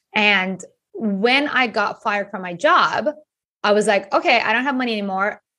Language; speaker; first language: English; non-native, fluent; Persian